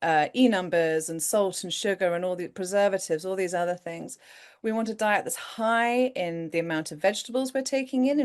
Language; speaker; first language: English; native; English